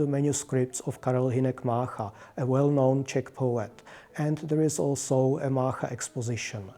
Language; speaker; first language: English; non-native, fluent; Czech